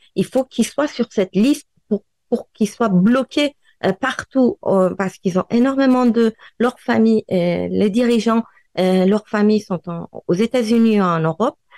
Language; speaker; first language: French; non-native, fluent; Persian